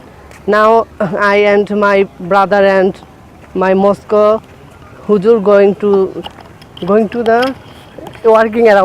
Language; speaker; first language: English; non-native, learner; Bangla